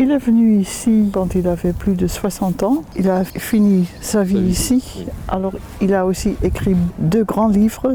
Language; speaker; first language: French; non-native, fluent; Dutch